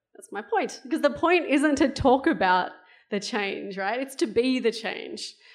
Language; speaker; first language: English; native; English